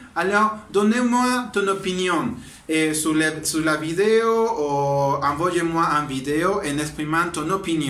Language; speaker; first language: French; non-native, learner; Spanish